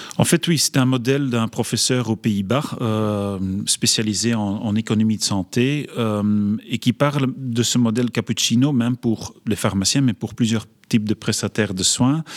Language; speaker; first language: French; native; French